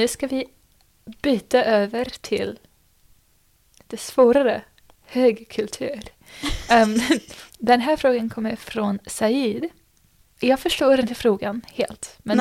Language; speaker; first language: Swedish; non-native, fluent; English